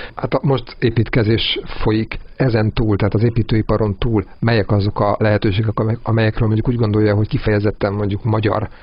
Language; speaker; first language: Hungarian; native; Hungarian